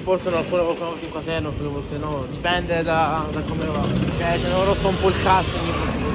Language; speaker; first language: Italian; non-native, fluent; Arabic